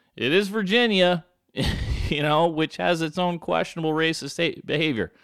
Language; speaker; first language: English; native; English